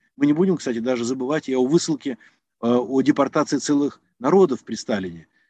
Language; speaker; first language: Russian; native; Russian